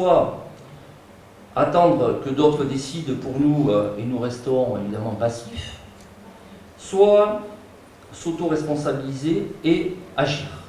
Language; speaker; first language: French; native; French